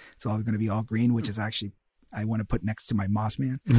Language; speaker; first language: English; early bilingual, heritage; Spanish